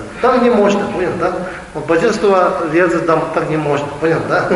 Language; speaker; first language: Russian; non-native, learner; Tibetan